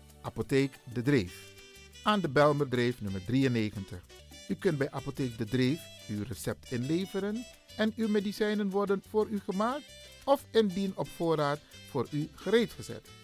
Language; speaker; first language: Dutch; native; Dutch